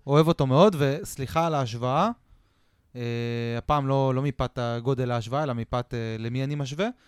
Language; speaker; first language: Hebrew; native; Hebrew